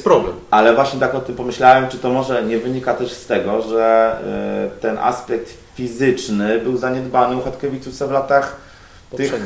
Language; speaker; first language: Polish; native; Polish